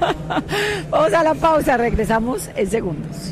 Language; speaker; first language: Spanish; native; Spanish